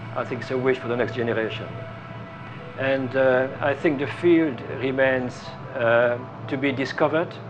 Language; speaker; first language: English; non-native, fluent; French